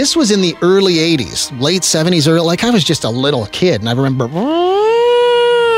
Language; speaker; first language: English; native; English